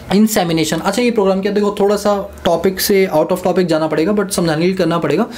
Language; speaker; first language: Hindi; native; Hindi